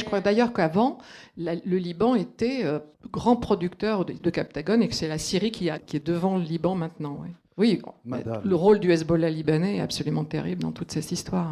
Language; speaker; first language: French; native; French